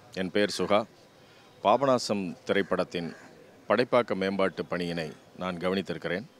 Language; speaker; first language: Tamil; native; Tamil